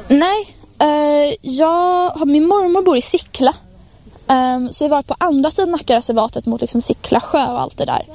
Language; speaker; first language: Swedish; native; Swedish